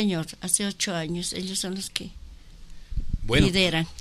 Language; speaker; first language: Spanish; native; Spanish